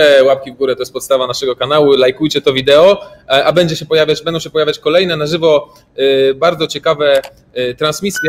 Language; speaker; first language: Polish; native; Polish